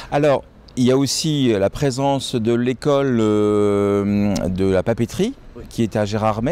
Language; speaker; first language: French; native; French